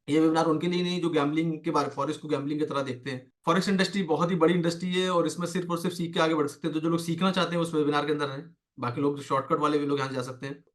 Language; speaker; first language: Hindi; native; Hindi